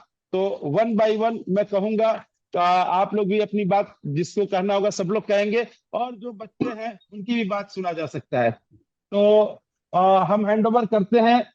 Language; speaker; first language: Hindi; native; Hindi